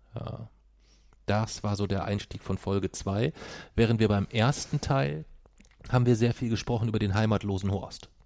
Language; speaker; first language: German; native; German